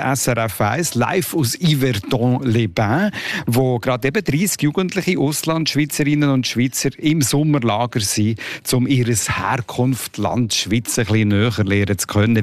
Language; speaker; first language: German; native; German